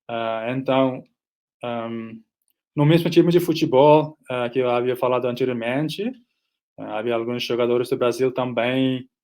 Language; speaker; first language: Portuguese; non-native, fluent; Nepali